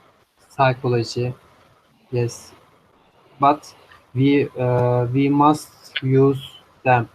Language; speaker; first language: English; non-native, learner; Turkish